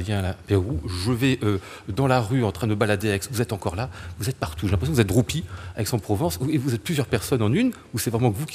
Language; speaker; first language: French; native; French